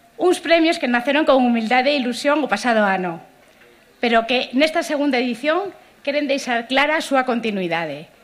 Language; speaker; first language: Galician; native; Galician